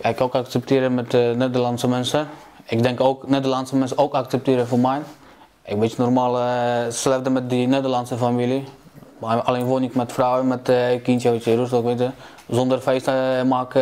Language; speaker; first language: Dutch; non-native, learner; Polish